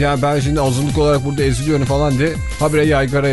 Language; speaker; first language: Turkish; native; Turkish